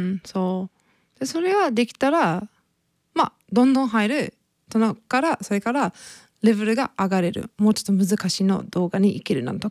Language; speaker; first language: Japanese; non-native, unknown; English